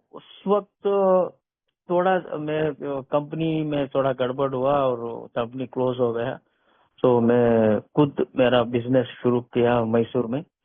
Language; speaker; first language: Hindi; non-native, local second language; Kannada